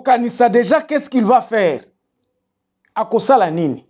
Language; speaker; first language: French; non-native, local second language; Lingala